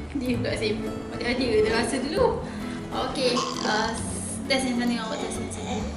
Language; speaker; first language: Malay; native; Malay